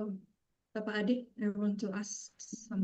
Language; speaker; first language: English; non-native, fluent; Indonesian